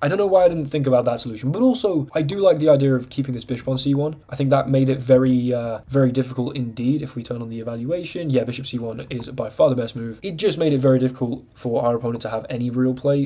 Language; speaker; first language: English; native; English